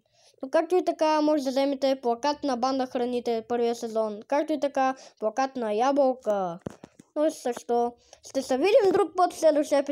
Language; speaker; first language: Bulgarian; native; Bulgarian